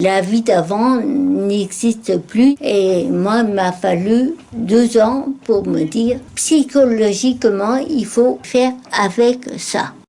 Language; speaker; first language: French; native; French